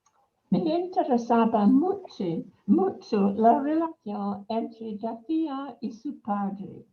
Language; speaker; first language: Spanish; non-native, fluent; English